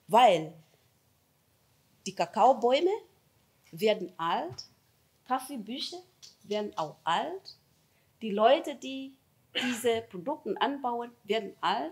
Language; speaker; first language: German; non-native, fluent; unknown